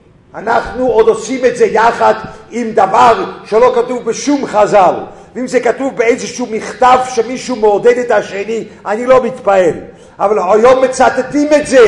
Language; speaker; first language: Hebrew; non-native, fluent; English